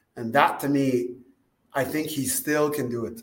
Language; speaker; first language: English; early bilingual, other home language; Arabic